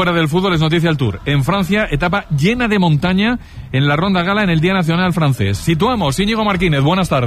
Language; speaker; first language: Spanish; native; Spanish